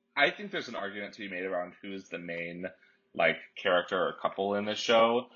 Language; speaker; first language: English; native; English